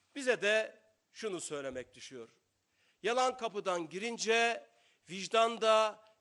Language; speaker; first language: Turkish; native; Turkish